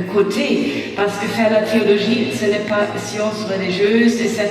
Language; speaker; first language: French; non-native, fluent; German